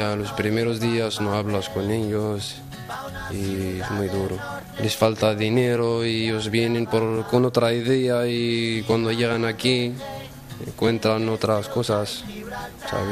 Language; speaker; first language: Spanish; non-native, fluent; Arabic